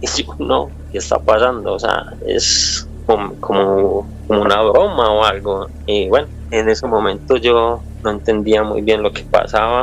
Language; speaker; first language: Spanish; native; Spanish